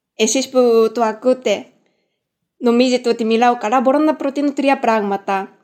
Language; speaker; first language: Greek; non-native, fluent; Japanese